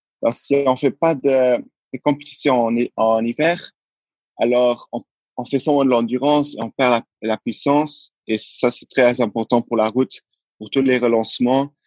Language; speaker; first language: French; non-native, local second language; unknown